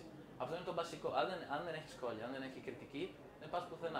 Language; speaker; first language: Greek; non-native, fluent; Italian